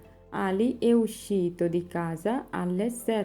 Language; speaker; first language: Italian; non-native, fluent; Bangla